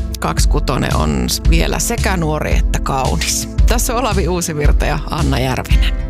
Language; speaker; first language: Finnish; native; Finnish